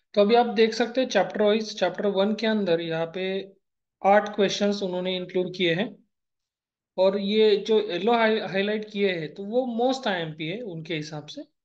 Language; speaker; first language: Hindi; non-native, local second language; Marathi